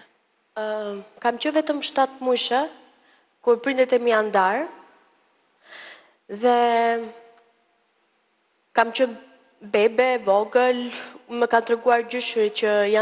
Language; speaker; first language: Albanian; early bilingual, heritage; Albanian